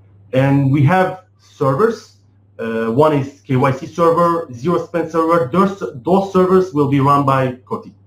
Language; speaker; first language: English; non-native, fluent; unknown